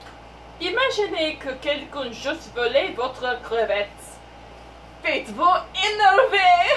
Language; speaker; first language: French; non-native, learner; English